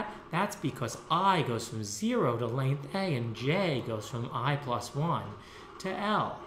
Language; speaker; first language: English; native; English